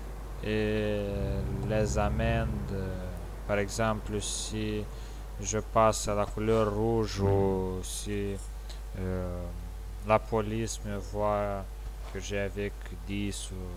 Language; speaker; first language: French; non-native, learner; Romanian